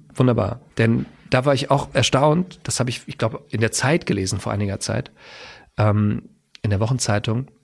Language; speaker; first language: German; native; German